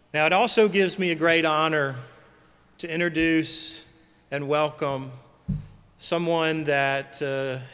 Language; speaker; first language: English; native; English